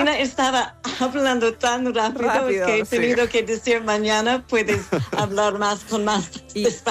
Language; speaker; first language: Spanish; non-native, fluent; English